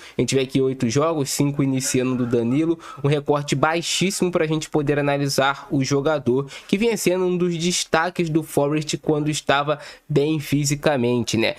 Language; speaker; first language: Portuguese; native; Portuguese